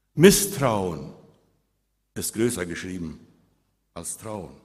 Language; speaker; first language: German; early bilingual, heritage; Spanish